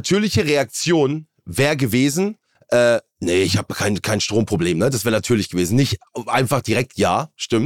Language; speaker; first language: German; native; German